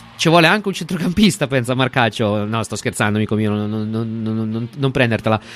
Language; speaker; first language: Italian; native; Italian